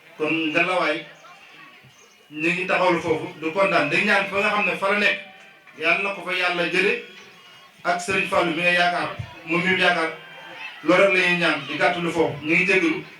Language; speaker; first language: Wolof; native; Wolof